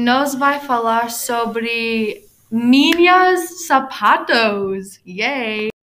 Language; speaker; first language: Portuguese; non-native, learner; English